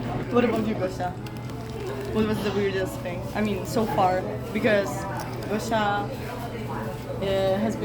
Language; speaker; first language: English; non-native, fluent; Polish